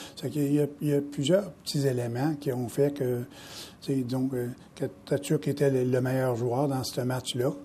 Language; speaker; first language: French; native; French